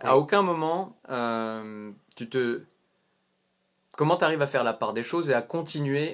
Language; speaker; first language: French; native; French